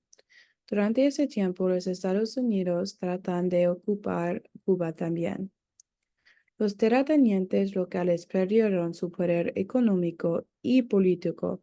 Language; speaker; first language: Spanish; non-native, learner; English